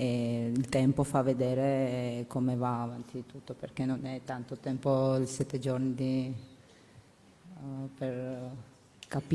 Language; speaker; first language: Italian; non-native, learner; Georgian